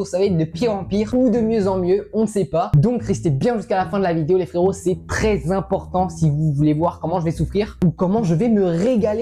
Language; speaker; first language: French; native; French